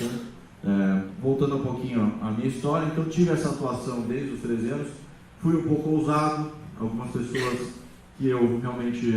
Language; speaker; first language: Portuguese; native; Portuguese